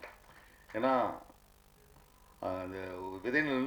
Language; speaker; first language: Tamil; native; Tamil